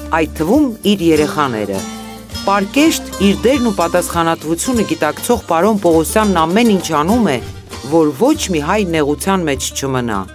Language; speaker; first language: Armenian; native; Armenian